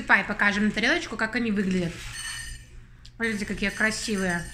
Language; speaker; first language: Russian; native; Russian